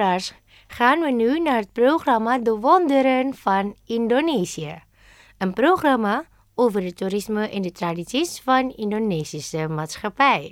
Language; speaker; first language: Dutch; non-native, fluent; Indonesian